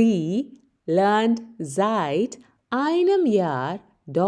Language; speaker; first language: German; non-native, learner; Malayalam